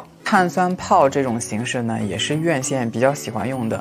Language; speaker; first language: Chinese; native; Chinese